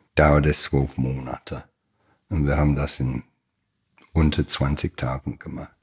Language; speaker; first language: German; non-native, fluent; English